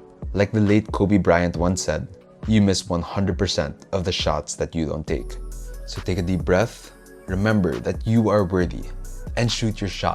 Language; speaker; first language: English; non-native, local second language; Filipino